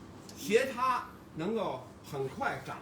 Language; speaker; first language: Chinese; native; Chinese